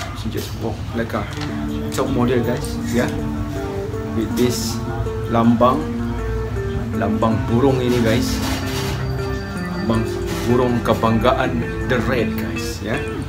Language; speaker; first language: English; non-native, local second language; Malay